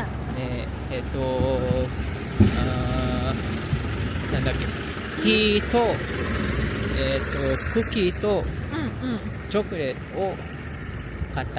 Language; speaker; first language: Japanese; non-native, learner; English